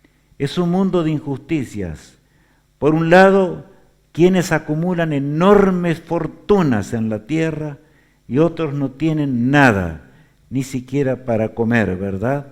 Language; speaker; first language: Spanish; native; Spanish